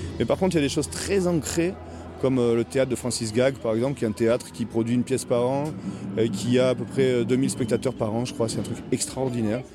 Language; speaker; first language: French; native; French